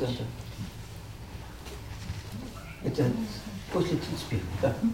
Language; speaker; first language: Russian; early bilingual, heritage; Russian